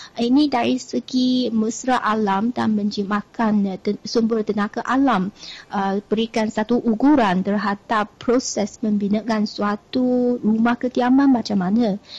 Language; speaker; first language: Malay; non-native, fluent; Chinese